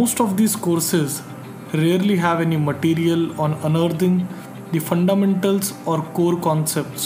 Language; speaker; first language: English; non-native, local second language; Hindi